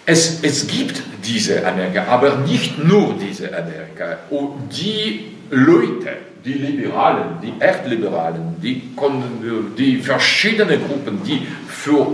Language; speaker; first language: German; non-native, learner; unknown